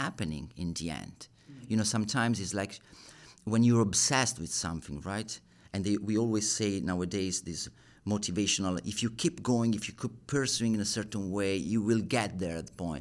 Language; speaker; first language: English; non-native, fluent; Italian